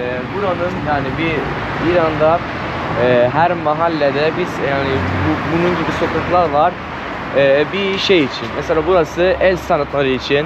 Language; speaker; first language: Turkish; non-native, fluent; Persian